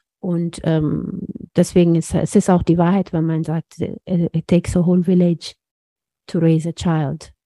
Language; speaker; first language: German; non-native, fluent; Amharic